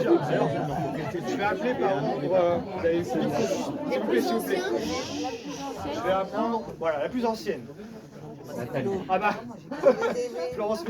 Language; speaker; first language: French; native; French